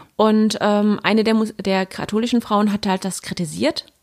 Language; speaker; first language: German; native; German